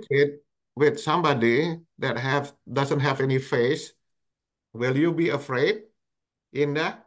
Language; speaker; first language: English; non-native, local second language; Indonesian